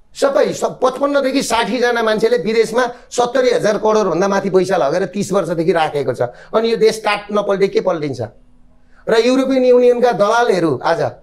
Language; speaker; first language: Nepali; native; Nepali